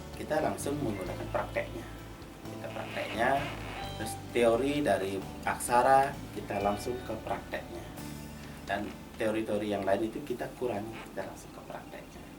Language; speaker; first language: Indonesian; non-native, local second language; Balinese